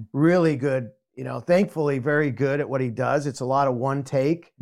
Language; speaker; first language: English; native; English